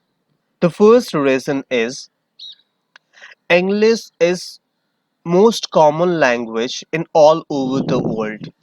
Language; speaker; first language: English; non-native, learner; Hindi